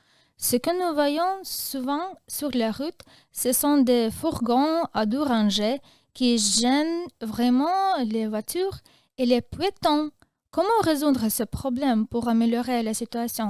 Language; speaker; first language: French; non-native, fluent; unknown